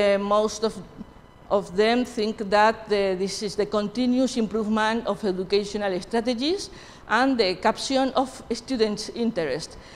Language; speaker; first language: English; non-native, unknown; Spanish